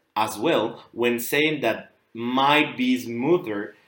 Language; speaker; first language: English; non-native, fluent; Spanish